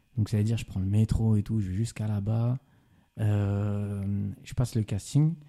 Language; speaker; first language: French; native; French